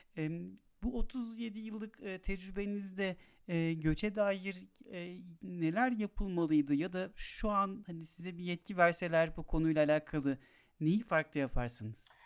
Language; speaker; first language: Turkish; native; Turkish